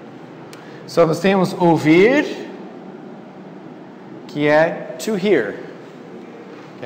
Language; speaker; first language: Portuguese; non-native, fluent; English